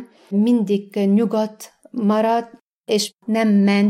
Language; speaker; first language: Hungarian; non-native, learner; Arabic